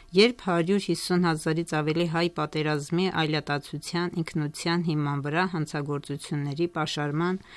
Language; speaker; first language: Armenian; native; Armenian